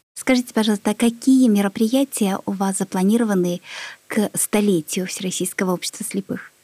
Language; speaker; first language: Russian; native; Russian